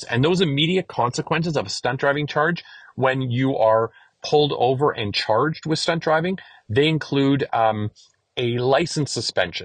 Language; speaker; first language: English; native; English